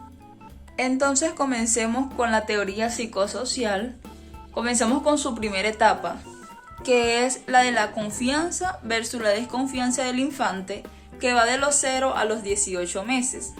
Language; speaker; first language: Spanish; native; Spanish